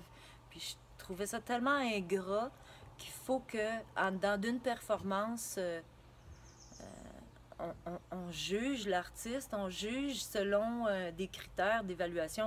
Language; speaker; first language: French; native; French